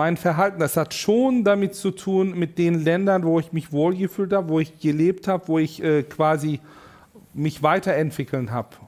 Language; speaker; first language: German; non-native, fluent; Turkish